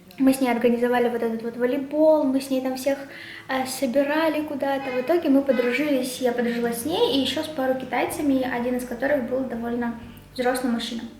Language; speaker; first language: Russian; native; Russian